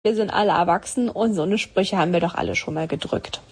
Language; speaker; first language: German; native; German